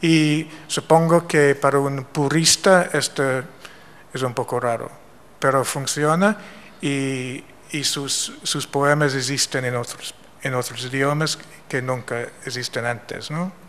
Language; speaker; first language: Spanish; non-native, fluent; English